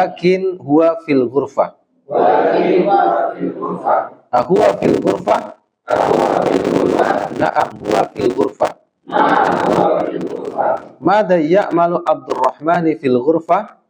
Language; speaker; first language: Arabic; non-native, fluent; Indonesian